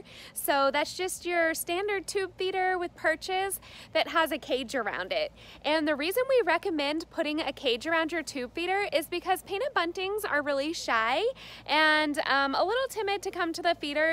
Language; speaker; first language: English; native; English